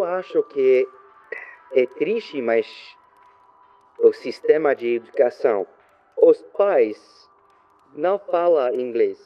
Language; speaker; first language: Portuguese; non-native, learner; French